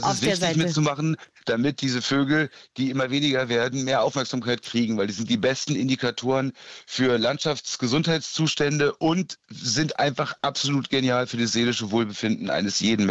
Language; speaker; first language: German; native; German